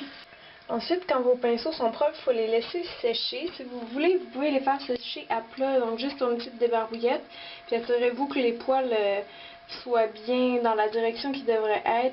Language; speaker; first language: French; native; French